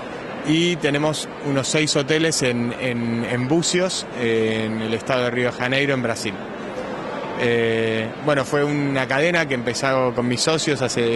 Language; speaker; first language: Spanish; native; Spanish